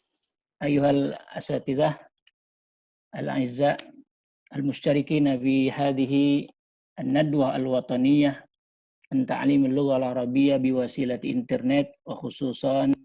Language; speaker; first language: Arabic; non-native, fluent; Indonesian